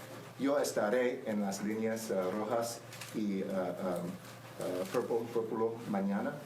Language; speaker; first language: Spanish; non-native, learner; English